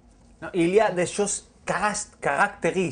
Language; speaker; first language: French; non-native, learner; Spanish